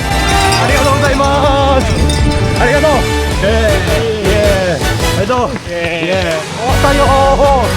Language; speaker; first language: Japanese; non-native, learner; Chinese